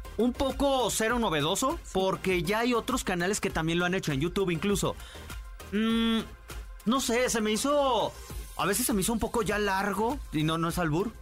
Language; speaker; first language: Spanish; native; Spanish